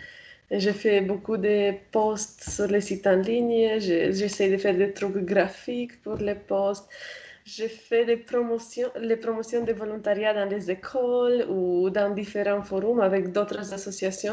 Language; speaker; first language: French; non-native, fluent; Romanian